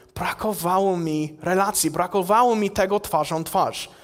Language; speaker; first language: Polish; non-native, fluent; English